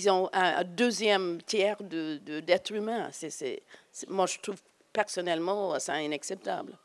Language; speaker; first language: French; non-native, fluent; English